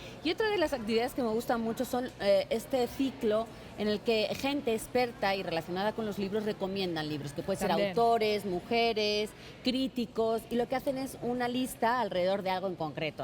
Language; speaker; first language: Spanish; native; Spanish